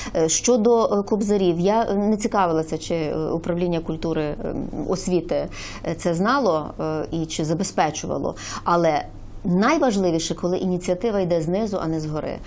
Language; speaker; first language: Ukrainian; native; Ukrainian